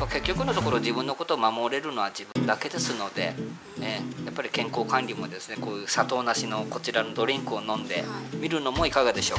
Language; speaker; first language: Japanese; native; Japanese